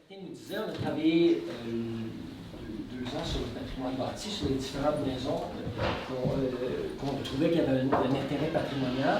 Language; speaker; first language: French; native; French